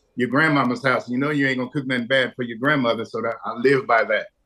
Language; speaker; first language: English; native; English